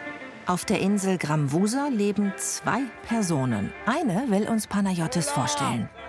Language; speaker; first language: German; native; German